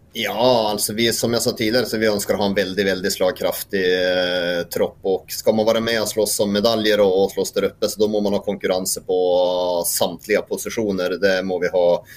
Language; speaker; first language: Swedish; native; Swedish